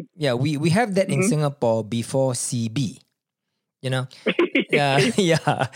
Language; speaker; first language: English; non-native, local second language; Malay